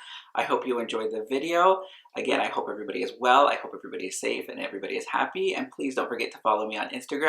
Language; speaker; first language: English; native; English